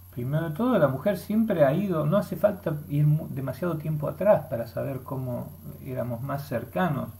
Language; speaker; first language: Spanish; early bilingual, heritage; Spanish